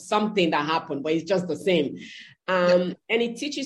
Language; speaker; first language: English; non-native, local second language; Krio